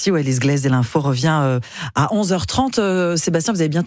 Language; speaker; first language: French; native; French